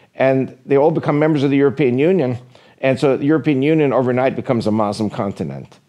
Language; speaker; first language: English; native; English